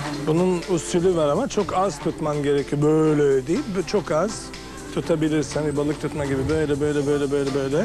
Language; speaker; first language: Turkish; non-native, fluent; English